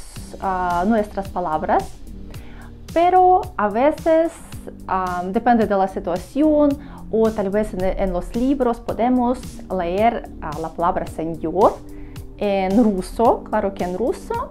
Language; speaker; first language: Spanish; non-native, learner; Russian